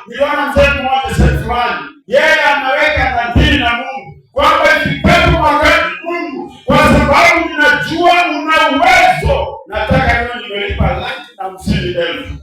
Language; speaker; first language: Swahili; non-native, local second language; Gusii